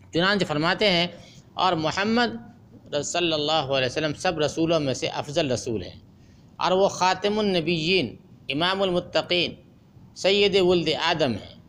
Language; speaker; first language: Urdu; native; Urdu